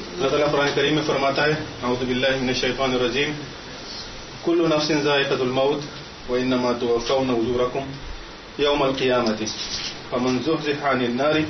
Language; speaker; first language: Urdu; native; Urdu